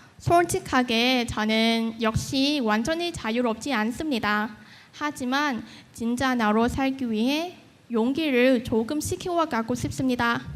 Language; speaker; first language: Korean; non-native, fluent; Vietnamese